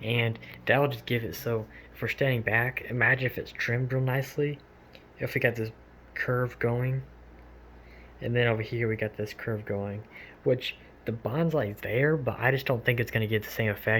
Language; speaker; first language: English; native; English